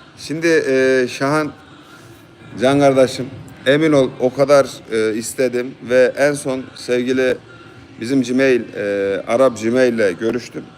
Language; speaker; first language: Turkish; native; Turkish